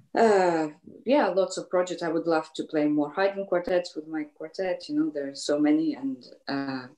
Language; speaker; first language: English; native; English